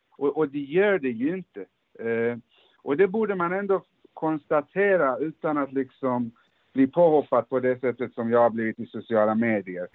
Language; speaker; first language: Swedish; early bilingual, other home language; Persian